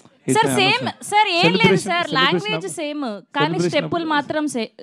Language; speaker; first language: Telugu; native; Telugu